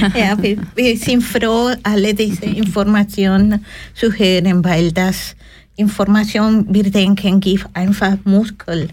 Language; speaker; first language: German; non-native, learner; Spanish